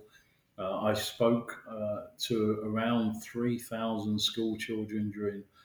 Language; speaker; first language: English; native; English